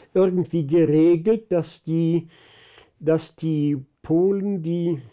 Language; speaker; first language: German; early bilingual, other home language; Polish